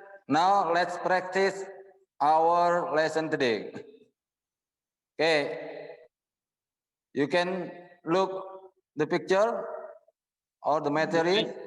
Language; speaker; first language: English; non-native, learner; Indonesian